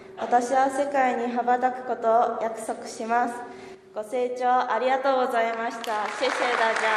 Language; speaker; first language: Japanese; early bilingual, other home language; Chinese